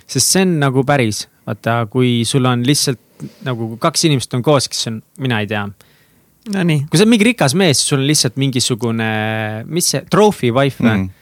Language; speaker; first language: Estonian; native; Estonian